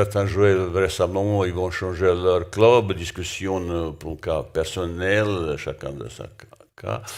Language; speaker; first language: French; non-native, learner; Bosnian